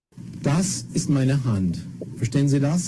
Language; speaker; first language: German; non-native, fluent; English